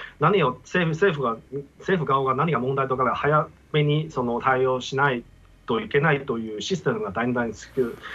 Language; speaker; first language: Japanese; non-native, fluent; Chinese